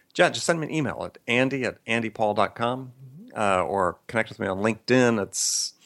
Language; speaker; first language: English; native; English